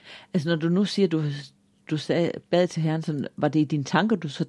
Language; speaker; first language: Danish; native; Danish